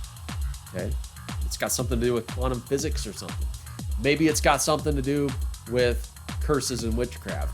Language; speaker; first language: English; native; English